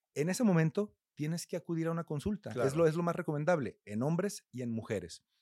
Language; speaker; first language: Spanish; native; Spanish